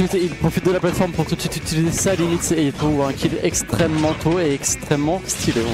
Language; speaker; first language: French; native; French